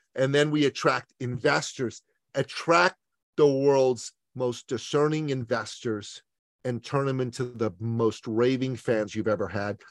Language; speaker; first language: English; early bilingual, other home language; Persian